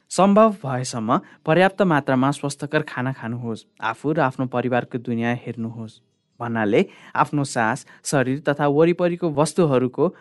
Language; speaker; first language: Nepali; native; Nepali